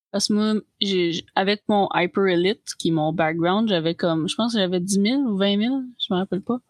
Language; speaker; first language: French; native; French